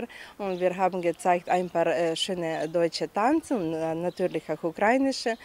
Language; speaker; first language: German; non-native, learner; Ukrainian